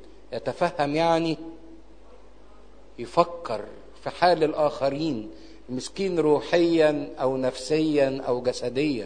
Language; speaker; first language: Arabic; native; Arabic